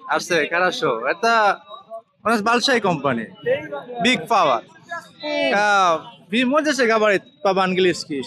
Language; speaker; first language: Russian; non-native, learner; Bangla